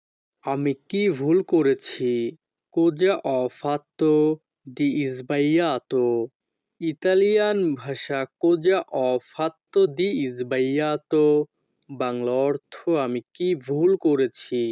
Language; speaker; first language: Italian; non-native, fluent; Bangla